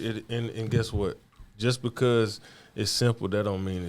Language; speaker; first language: English; native; English